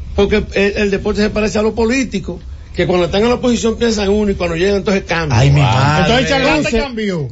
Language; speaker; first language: Spanish; native; Spanish